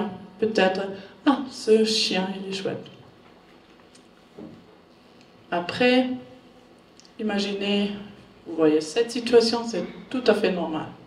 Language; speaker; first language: French; non-native, learner; German